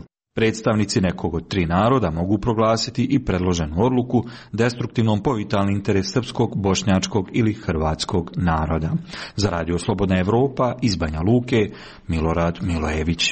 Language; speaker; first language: Serbian; native; Serbian